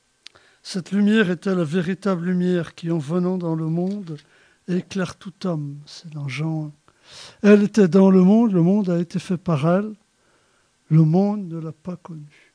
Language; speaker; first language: French; native; French